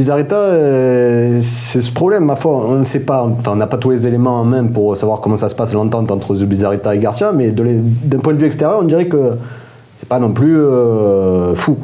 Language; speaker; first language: French; native; French